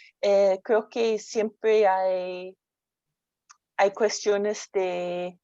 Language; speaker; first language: Spanish; non-native, fluent; English